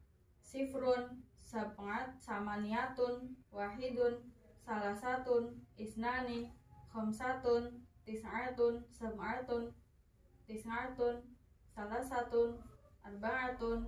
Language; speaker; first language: Arabic; non-native, learner; Indonesian